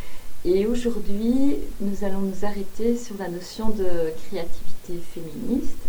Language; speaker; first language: French; native; French